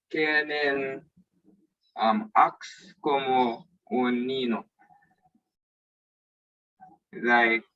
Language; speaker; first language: Spanish; non-native, learner; English